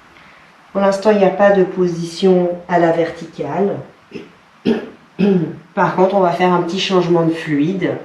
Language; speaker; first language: French; native; French